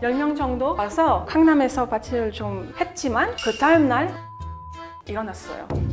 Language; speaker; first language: Korean; non-native, fluent; French